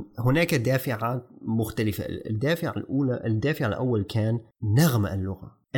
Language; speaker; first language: Arabic; non-native, fluent; German